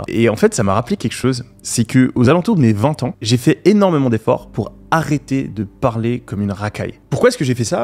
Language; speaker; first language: French; native; French